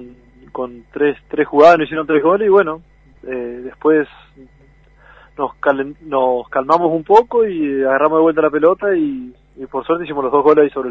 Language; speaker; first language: Spanish; native; Spanish